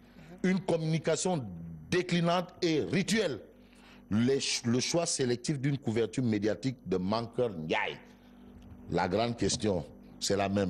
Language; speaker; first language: French; non-native, local second language; Wolof